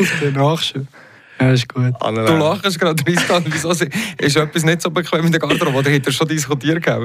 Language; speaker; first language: German; native; German